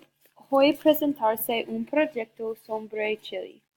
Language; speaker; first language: Spanish; non-native, learner; English